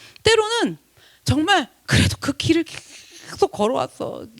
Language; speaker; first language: Korean; native; Korean